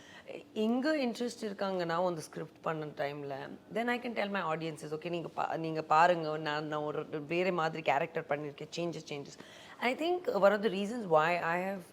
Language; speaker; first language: Tamil; non-native, learner; Hindi